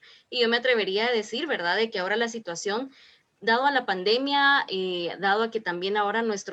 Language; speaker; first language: Spanish; native; Spanish